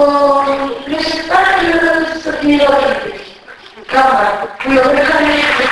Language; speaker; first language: French; non-native, fluent; Turkish